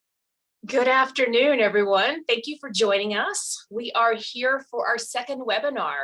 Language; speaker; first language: English; native; English